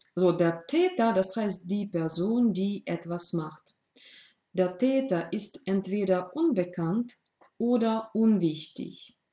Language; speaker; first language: German; non-native, fluent; Russian